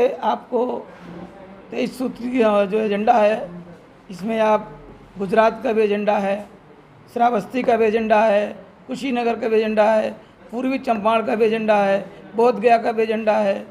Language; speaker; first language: Hindi; native; Hindi